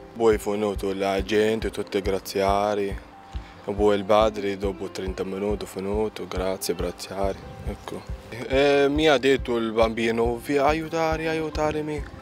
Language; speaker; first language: Italian; non-native, learner; Arabic